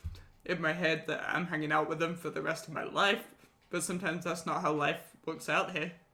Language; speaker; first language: English; native; English